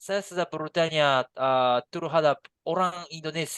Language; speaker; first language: Indonesian; non-native, learner; Japanese